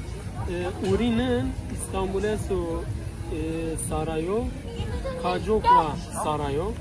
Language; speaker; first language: Korean; non-native, learner; Kurdish